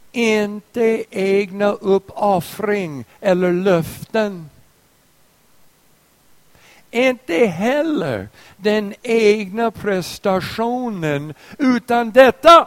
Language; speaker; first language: Swedish; non-native, fluent; English